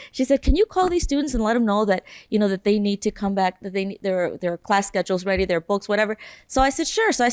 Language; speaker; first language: English; native; English